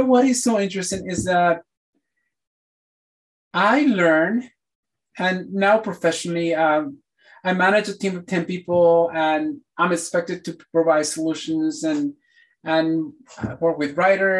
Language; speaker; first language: English; non-native, fluent; Spanish